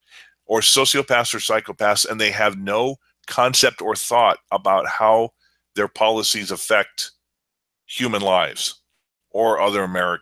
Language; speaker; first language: English; native; English